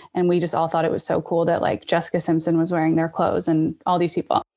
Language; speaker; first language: English; native; English